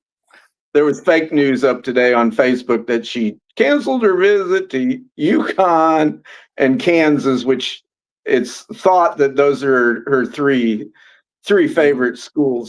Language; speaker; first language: English; native; English